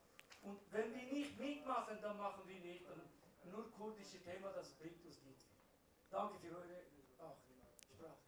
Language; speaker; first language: German; non-native, learner; Kurdish